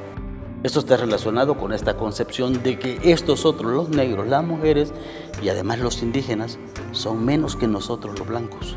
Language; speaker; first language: Spanish; native; Spanish